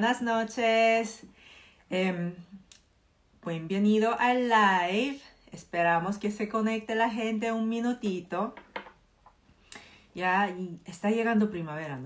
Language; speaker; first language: Spanish; non-native, fluent; Korean